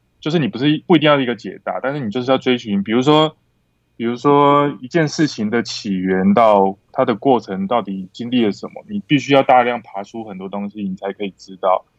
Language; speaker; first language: Chinese; native; Chinese